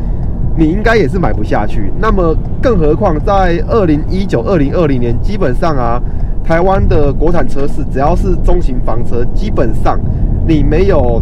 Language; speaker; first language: Chinese; native; Chinese